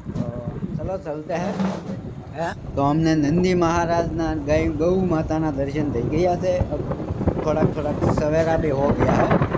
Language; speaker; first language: Hindi; non-native, local second language; Gujarati